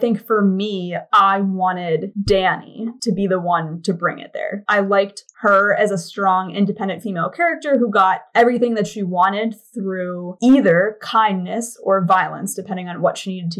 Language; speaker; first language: English; native; English